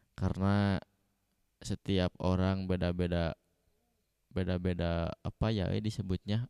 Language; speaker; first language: Indonesian; non-native, local second language; Sundanese